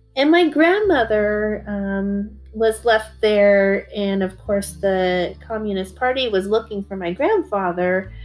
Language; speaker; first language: English; early bilingual, other home language; Korean